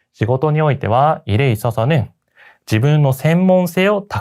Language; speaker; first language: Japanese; non-native, fluent; Korean